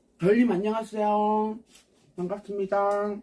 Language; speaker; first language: Korean; native; Korean